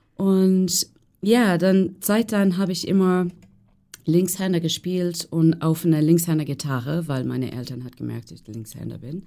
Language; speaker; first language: German; non-native, learner; English